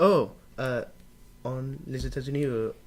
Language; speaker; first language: French; non-native, learner; English